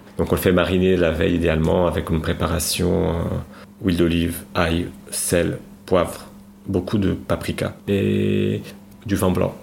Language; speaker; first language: French; non-native, fluent; Portuguese